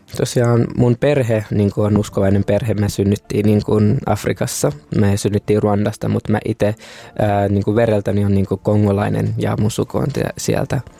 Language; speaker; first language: Finnish; early bilingual, other home language; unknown